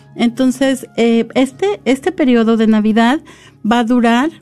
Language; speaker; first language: Spanish; native; Spanish